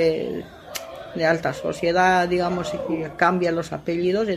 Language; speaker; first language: Spanish; non-native, local second language; Aymara